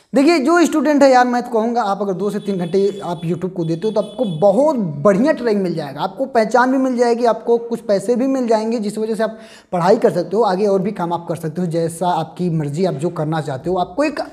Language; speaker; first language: Hindi; native; Hindi